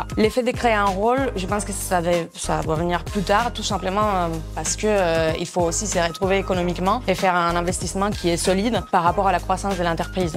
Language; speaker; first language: French; non-native, fluent; Spanish